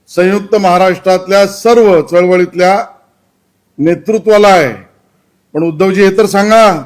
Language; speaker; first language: Marathi; native; Marathi